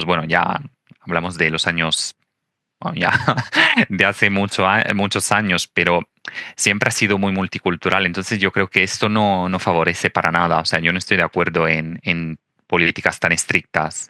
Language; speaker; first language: Spanish; non-native, fluent; Italian